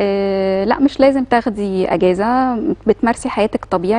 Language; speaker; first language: Arabic; native; Arabic